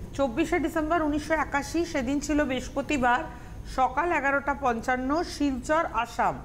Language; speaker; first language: Bangla; native; Bangla